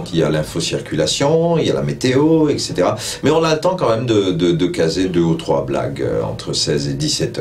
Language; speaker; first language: French; non-native, local second language; Morisyen